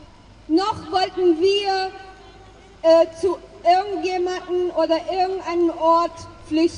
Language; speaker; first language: German; non-native, fluent; Persian